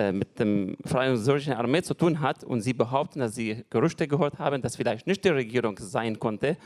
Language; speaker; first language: German; non-native, fluent; Arabic